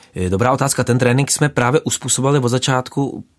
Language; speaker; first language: Czech; native; Czech